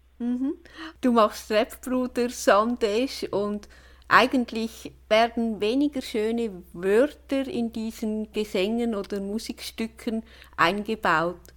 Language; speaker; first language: German; native; German